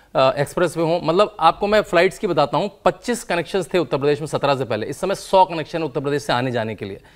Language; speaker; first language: Hindi; native; Hindi